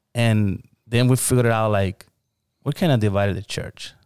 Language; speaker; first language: English; non-native, learner; Spanish